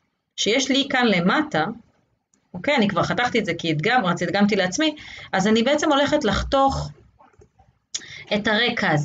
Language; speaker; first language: Hebrew; native; Hebrew